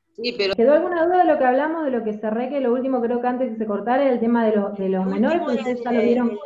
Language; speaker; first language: Spanish; native; Spanish